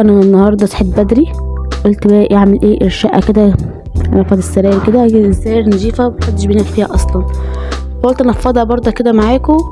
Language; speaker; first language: Arabic; native; Arabic